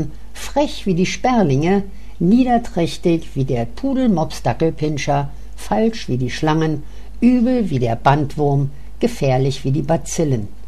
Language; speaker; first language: German; native; German